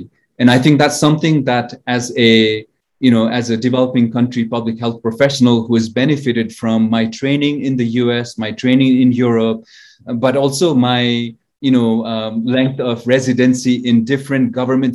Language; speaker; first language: English; non-native, local second language; Nepali